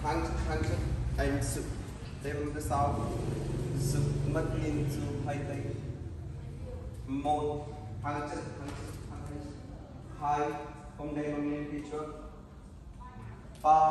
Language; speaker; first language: Vietnamese; non-native, learner; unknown